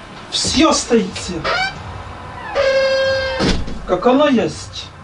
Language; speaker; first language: Russian; non-native, learner; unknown